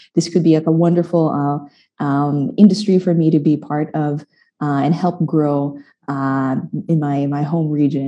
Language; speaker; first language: English; non-native, local second language; Filipino